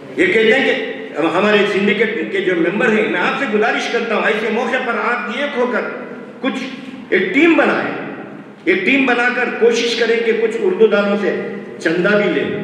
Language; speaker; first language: Urdu; native; Urdu